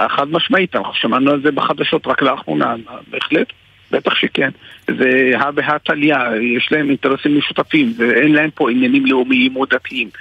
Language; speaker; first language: Hebrew; non-native, local second language; Arabic